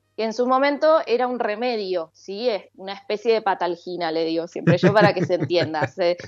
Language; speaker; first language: Spanish; native; Spanish